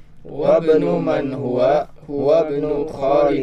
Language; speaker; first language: Arabic; non-native, learner; Indonesian